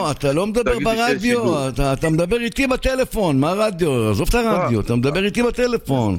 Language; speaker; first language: Hebrew; native; Hebrew